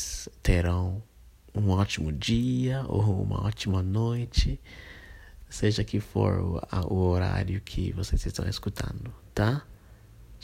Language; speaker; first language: Portuguese; non-native, fluent; English